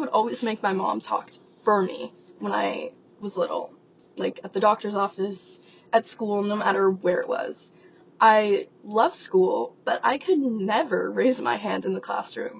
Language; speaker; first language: English; native; English